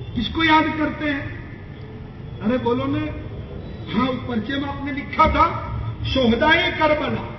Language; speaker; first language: Urdu; non-native, local second language; Gujarati